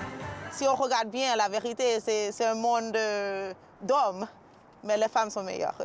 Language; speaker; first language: French; early bilingual, heritage; French